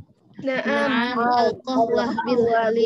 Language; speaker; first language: Arabic; non-native, learner; Indonesian